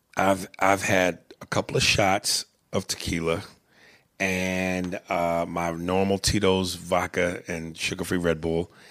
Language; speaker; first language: English; native; English